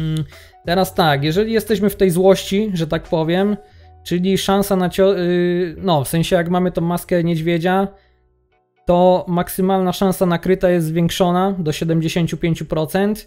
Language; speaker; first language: Polish; native; Polish